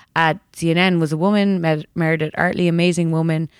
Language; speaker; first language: English; native; English